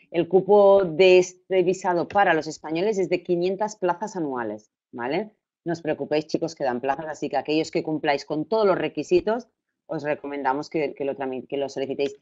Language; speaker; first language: Spanish; native; Spanish